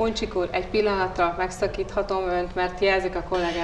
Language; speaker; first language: Hungarian; native; Hungarian